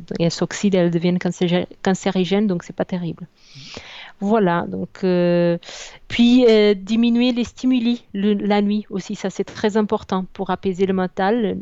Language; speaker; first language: French; non-native, fluent; Portuguese